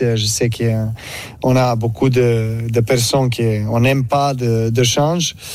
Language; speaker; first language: French; non-native, learner; Serbian